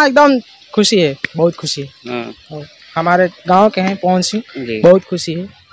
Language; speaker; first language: Hindi; non-native, local second language; Bhojpuri